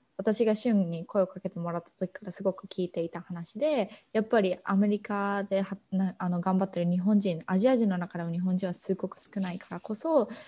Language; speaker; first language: Japanese; native; Japanese